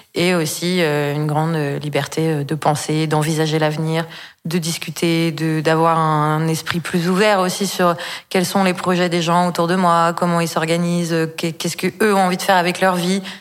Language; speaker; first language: French; native; French